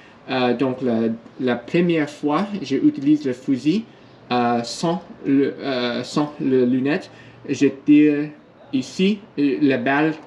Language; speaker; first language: French; non-native, learner; English